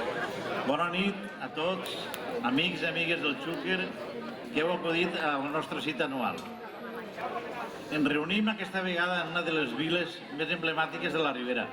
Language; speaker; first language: Catalan; native; Catalan